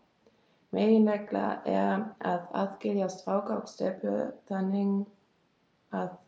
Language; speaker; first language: Icelandic; non-native, learner; German